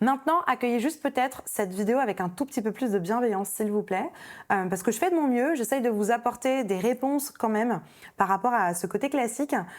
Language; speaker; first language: French; native; French